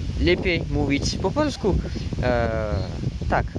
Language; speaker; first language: Polish; non-native, learner; French